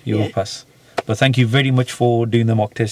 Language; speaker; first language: English; native; English